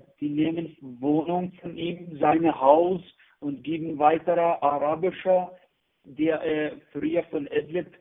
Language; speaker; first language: German; non-native, learner; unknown